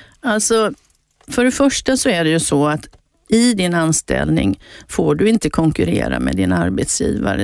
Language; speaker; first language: Swedish; native; Swedish